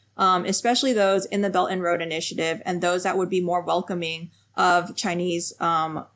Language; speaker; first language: English; native; English